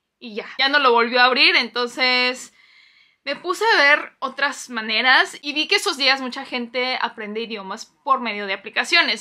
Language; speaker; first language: Spanish; non-native, fluent; Korean